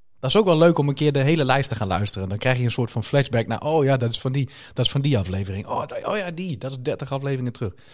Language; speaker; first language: Dutch; native; Dutch